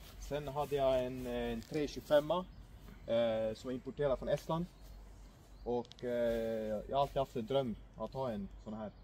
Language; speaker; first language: Swedish; early bilingual, other home language; Estonian